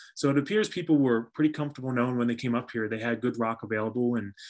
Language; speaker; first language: English; native; English